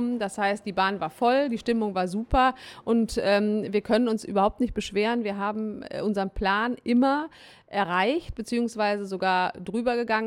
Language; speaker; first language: German; native; German